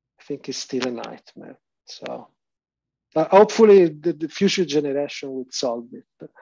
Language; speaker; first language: English; non-native, fluent; Italian